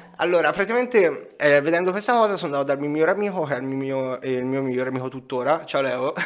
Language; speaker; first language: Italian; native; Italian